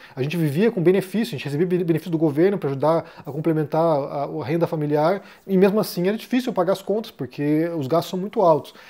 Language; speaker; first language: Portuguese; native; Portuguese